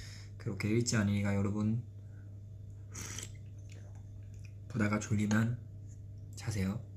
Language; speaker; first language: Korean; non-native, fluent; Chinese